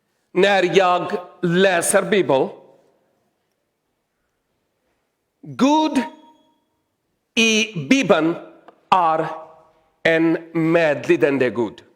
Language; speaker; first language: Swedish; non-native, learner; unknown